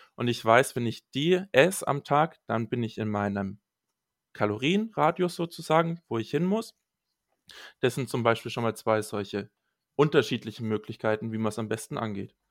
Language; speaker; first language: German; native; German